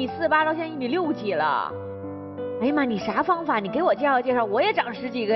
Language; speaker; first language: Chinese; native; Chinese